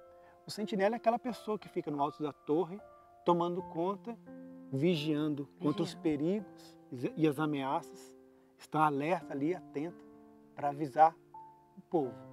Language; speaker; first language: Portuguese; native; Portuguese